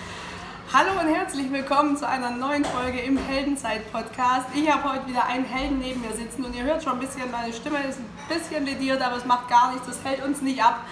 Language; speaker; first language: German; native; German